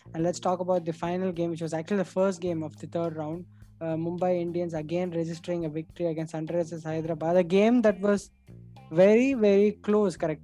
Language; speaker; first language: English; non-native, local second language; Tamil